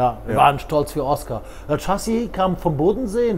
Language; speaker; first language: German; native; German